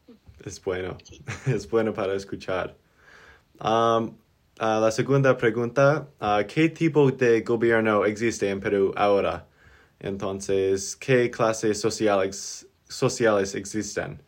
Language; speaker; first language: Spanish; non-native, learner; English